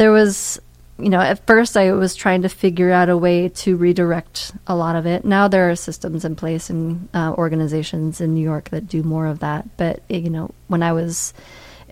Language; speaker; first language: English; native; English